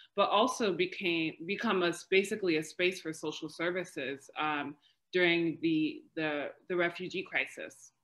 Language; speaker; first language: English; native; English